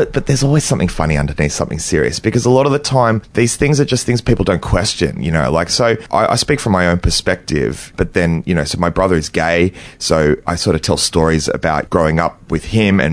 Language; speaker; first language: English; native; English